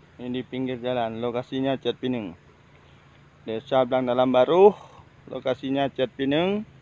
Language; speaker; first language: Indonesian; non-native, local second language; Achinese